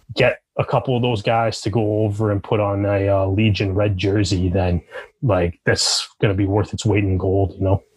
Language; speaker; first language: English; native; English